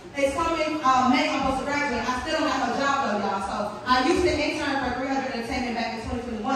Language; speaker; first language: English; native; English